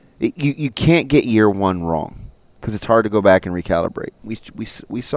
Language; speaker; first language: English; native; English